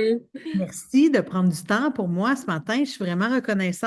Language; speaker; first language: French; native; French